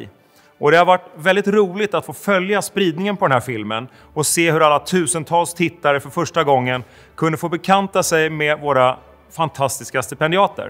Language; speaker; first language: Swedish; native; Swedish